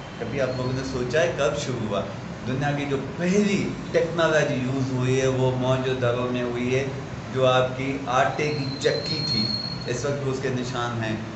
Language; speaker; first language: Urdu; non-native, local second language; Sindhi